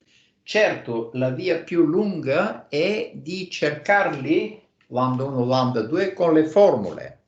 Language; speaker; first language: Italian; non-native, fluent; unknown